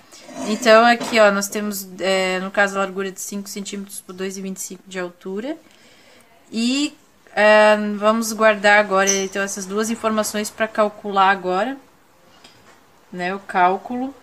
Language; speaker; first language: Portuguese; native; Portuguese